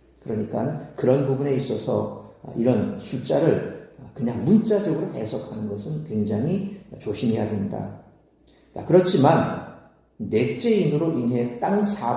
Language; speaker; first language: Korean; native; Korean